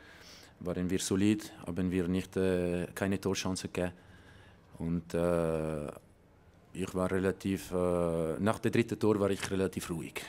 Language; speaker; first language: German; non-native, learner; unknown